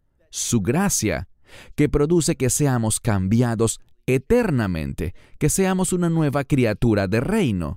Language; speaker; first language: Spanish; native; Spanish